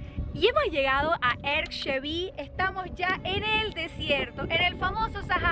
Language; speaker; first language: Spanish; native; Spanish